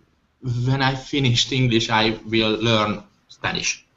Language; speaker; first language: English; non-native, learner; Hungarian